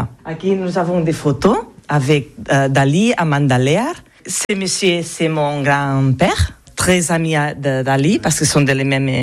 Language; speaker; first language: French; non-native, learner; Catalan